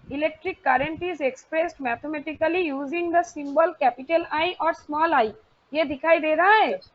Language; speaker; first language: Hindi; non-native, local second language; Bangla